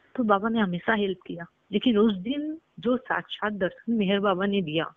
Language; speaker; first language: Hindi; native; Hindi